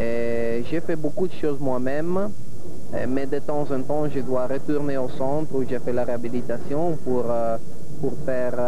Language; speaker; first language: French; non-native, fluent; Italian